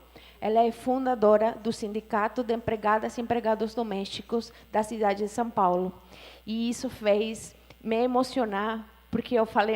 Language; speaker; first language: Portuguese; non-native, fluent; Spanish